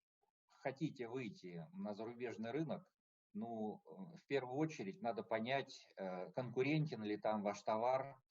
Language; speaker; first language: Russian; native; Russian